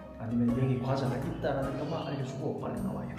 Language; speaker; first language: Korean; native; Korean